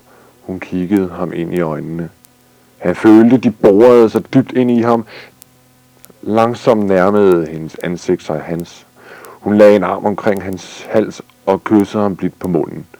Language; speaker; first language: Danish; native; Danish